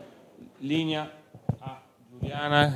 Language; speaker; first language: Italian; native; Italian